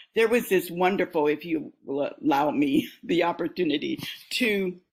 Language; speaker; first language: English; native; English